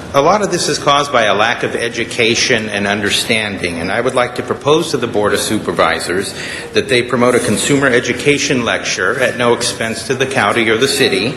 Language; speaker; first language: English; native; English